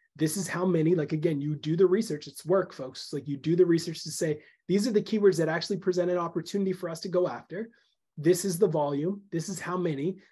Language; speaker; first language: English; native; English